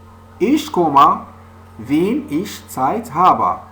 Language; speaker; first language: German; non-native, fluent; French